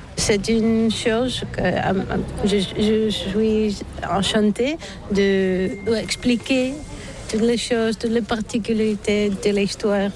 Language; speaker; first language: French; non-native, learner; Bulgarian